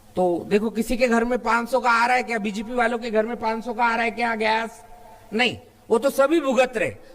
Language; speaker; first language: Hindi; non-native, local second language; Marathi